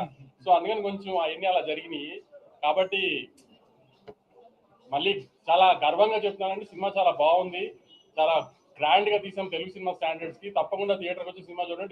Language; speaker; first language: Telugu; native; Telugu